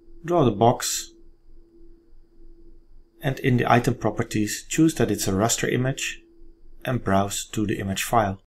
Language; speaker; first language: English; non-native, fluent; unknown